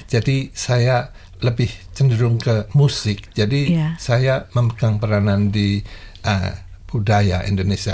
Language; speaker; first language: Indonesian; non-native, local second language; Javanese